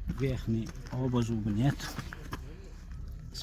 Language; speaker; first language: Russian; non-native, local second language; Turkmen